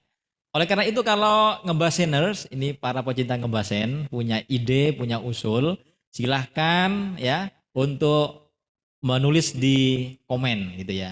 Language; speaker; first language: Indonesian; native; Indonesian